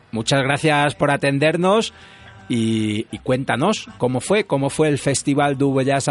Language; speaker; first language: Spanish; native; Spanish